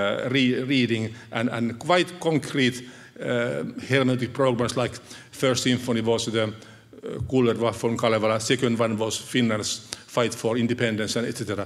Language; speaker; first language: English; non-native, fluent; Finnish